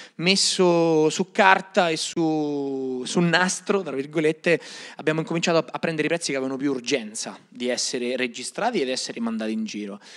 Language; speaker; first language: Italian; native; Italian